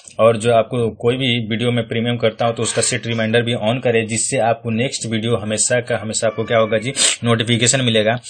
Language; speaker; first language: Hindi; native; Hindi